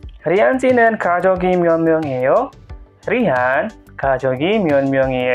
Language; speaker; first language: Korean; non-native, fluent; Indonesian